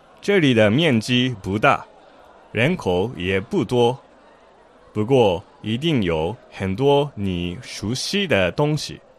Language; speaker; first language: Chinese; non-native, fluent; Japanese